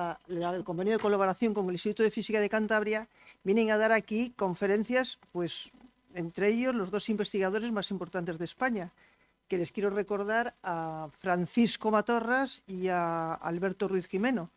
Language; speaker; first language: Spanish; native; Spanish